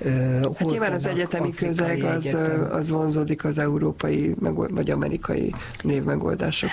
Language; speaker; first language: Hungarian; native; Hungarian